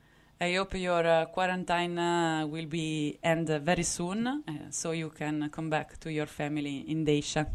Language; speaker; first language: English; non-native, fluent; Italian